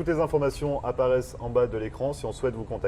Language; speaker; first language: French; native; French